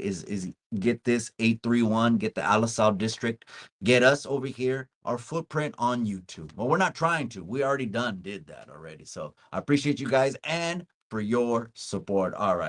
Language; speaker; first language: English; early bilingual, other home language; Spanish